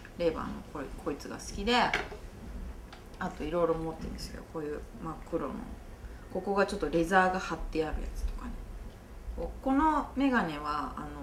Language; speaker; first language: Japanese; native; Japanese